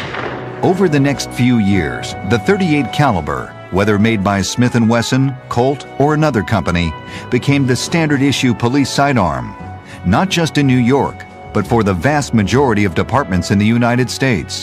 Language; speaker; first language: English; native; English